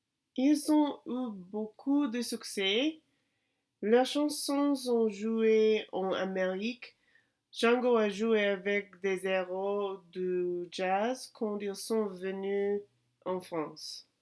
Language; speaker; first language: French; non-native, learner; English